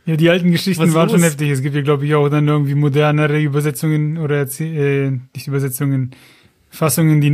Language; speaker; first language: German; native; German